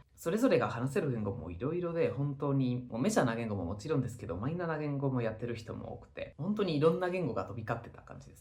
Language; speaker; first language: Japanese; non-native, fluent; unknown